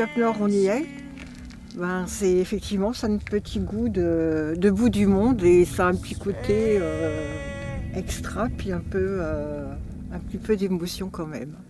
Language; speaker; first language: French; native; French